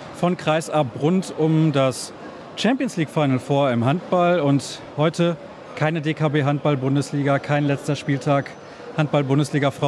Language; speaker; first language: German; native; German